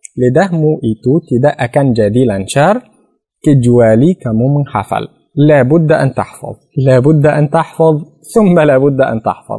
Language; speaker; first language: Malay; non-native, fluent; Arabic